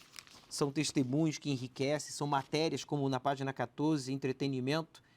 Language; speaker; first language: Portuguese; native; Portuguese